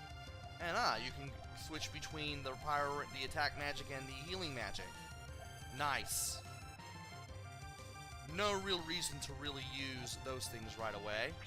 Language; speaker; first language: English; native; English